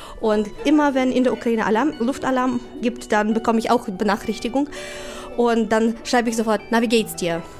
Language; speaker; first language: German; non-native, fluent; Ukrainian